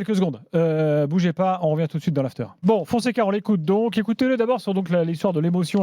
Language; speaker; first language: French; native; French